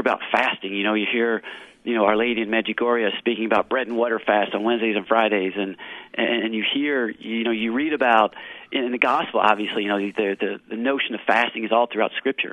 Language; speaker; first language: English; native; English